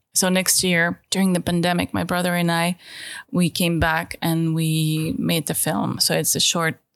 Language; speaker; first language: English; non-native, fluent; Russian